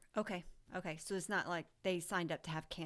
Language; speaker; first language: English; native; English